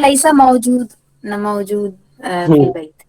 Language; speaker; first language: Arabic; non-native, learner; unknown